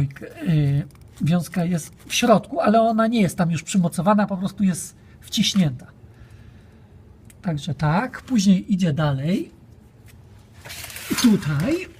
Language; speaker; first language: Polish; native; Polish